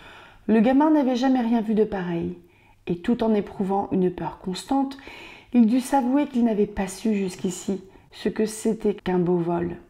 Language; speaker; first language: French; native; French